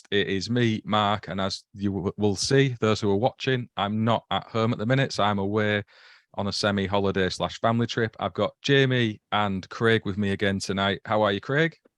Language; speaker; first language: English; native; English